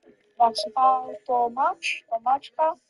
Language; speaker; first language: Greek; non-native, learner; Romanian